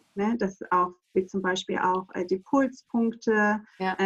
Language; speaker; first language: German; non-native, fluent; Greek